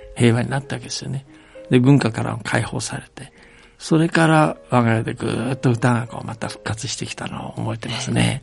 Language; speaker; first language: Japanese; native; Japanese